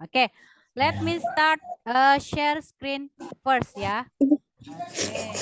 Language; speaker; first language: English; non-native, learner; Indonesian